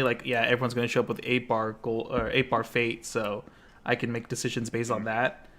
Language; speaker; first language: English; native; English